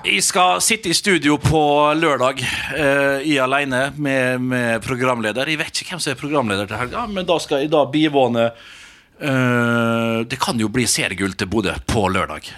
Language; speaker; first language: Norwegian; native; Norwegian